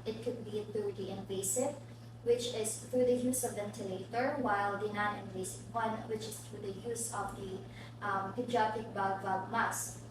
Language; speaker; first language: English; non-native, local second language; Filipino